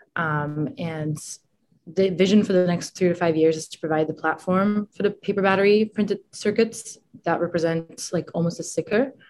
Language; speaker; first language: English; non-native, fluent; Italian